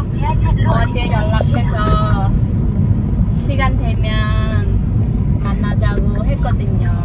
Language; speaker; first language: Korean; non-native, learner; Khmer